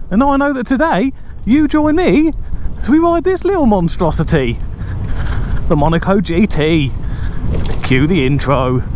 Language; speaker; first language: English; native; English